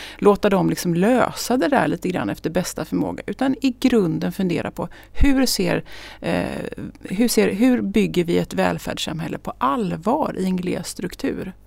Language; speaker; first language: Swedish; native; Swedish